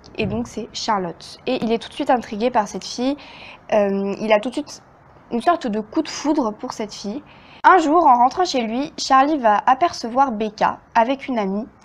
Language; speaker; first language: French; native; French